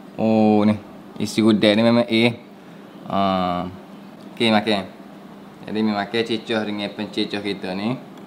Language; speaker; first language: Malay; native; Malay